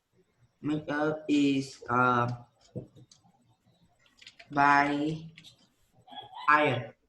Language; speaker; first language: English; non-native, learner; Vietnamese